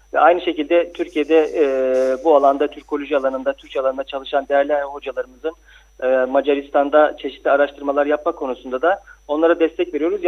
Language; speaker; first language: Turkish; native; Turkish